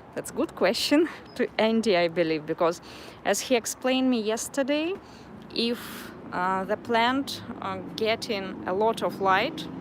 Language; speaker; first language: English; non-native, fluent; Russian